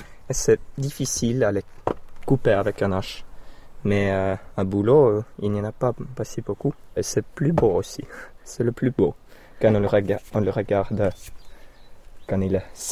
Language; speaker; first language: French; non-native, learner; Finnish